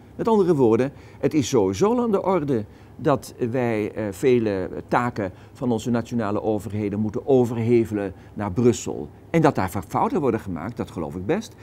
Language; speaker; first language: Dutch; native; Dutch